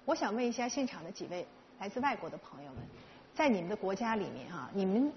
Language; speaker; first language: Chinese; native; Chinese